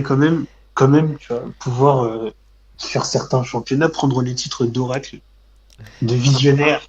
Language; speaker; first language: French; native; French